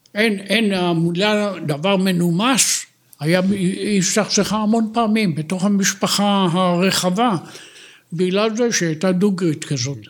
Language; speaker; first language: Hebrew; native; Hebrew